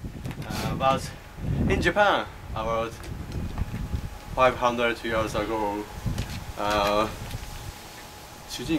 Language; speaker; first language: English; non-native, learner; Japanese